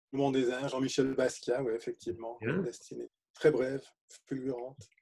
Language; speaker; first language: French; native; French